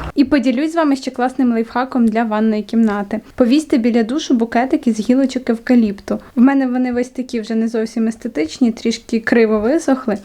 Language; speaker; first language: Ukrainian; non-native, local second language; Russian